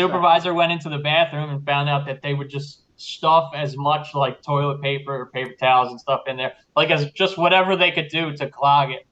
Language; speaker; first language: English; native; English